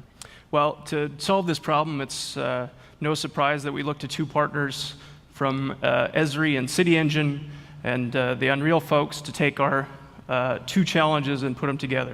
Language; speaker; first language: English; native; English